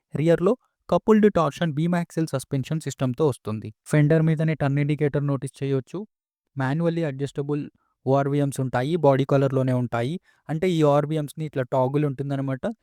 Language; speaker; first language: Telugu; native; Telugu